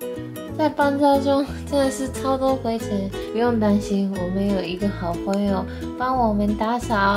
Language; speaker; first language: Chinese; non-native, fluent; Japanese